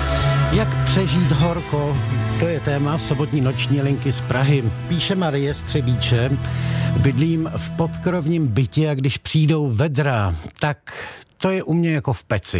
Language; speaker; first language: Czech; native; Czech